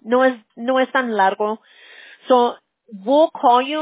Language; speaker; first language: English; early bilingual, other home language; Spanish